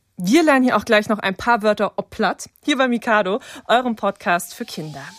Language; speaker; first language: German; native; German